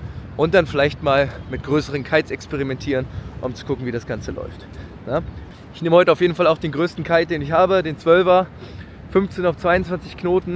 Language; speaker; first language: German; native; German